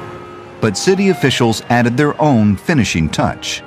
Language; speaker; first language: English; native; English